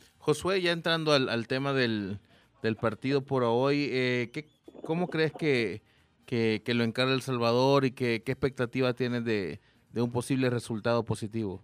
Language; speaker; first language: Spanish; native; Spanish